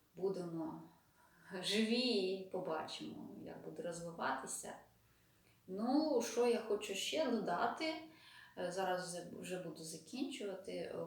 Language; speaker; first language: Ukrainian; non-native, local second language; Russian